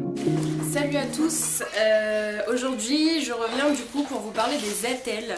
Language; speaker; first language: French; native; French